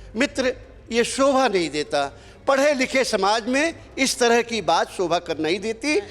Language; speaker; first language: Hindi; native; Hindi